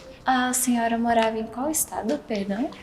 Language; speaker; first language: Portuguese; native; Portuguese